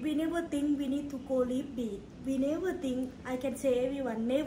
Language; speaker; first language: English; non-native, learner; Thai